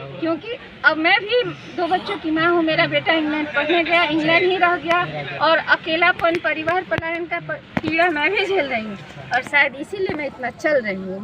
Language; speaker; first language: Hindi; native; Hindi